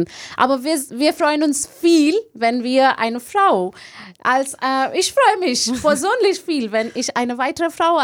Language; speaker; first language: German; non-native, learner; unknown